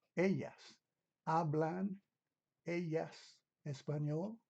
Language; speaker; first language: Spanish; non-native, fluent; English